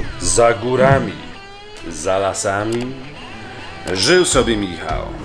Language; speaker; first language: Polish; early bilingual, heritage; Polish